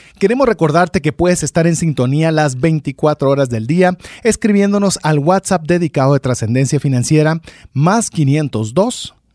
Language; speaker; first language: Spanish; native; Spanish